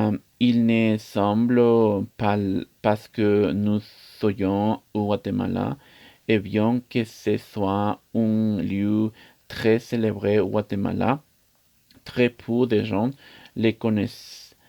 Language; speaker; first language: French; non-native, learner; Spanish